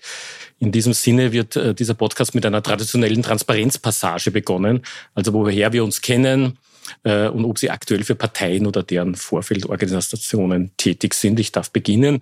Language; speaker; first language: German; native; German